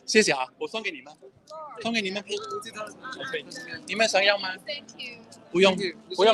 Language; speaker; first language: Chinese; non-native, fluent; English